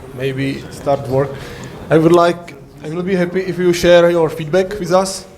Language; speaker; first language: English; non-native, fluent; Czech